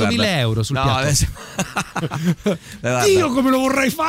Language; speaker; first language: Italian; native; Italian